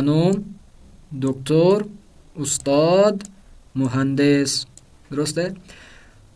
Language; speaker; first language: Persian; non-native, fluent; Urdu